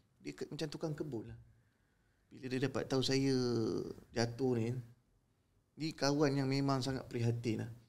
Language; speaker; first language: Malay; native; Malay